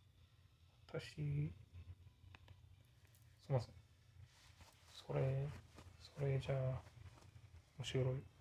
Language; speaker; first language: Japanese; non-native, learner; English